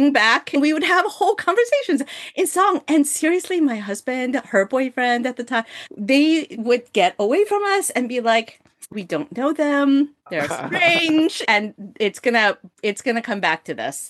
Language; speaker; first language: English; early bilingual, other home language; Korean